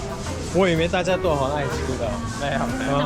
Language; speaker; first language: Chinese; non-native, fluent; Korean